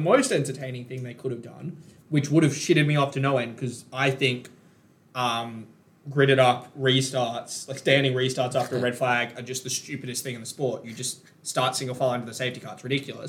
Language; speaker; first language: English; native; English